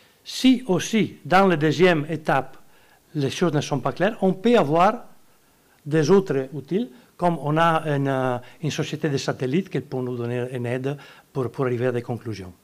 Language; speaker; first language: French; non-native, learner; Italian